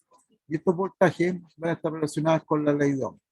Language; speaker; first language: Spanish; native; Spanish